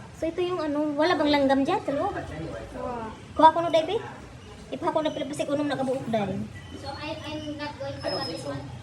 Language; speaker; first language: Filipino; non-native, local second language; Cebuano